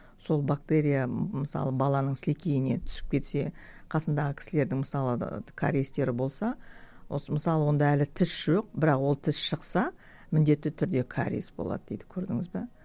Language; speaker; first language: Kazakh; native; Kazakh